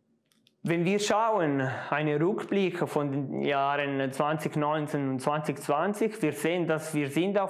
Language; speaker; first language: German; non-native, local second language; Italian